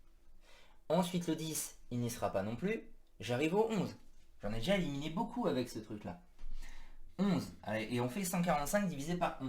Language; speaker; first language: French; native; French